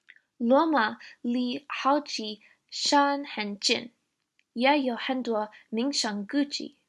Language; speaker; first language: Chinese; non-native, learner; English